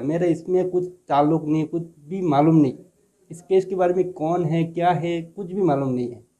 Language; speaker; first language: Hindi; non-native, local second language; Bangla